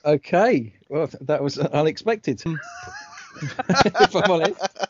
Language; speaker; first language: English; native; English